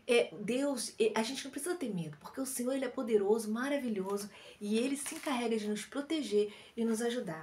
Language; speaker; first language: Portuguese; native; Portuguese